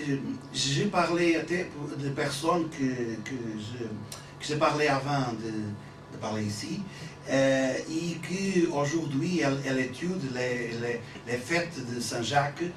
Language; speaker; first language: French; non-native, learner; Portuguese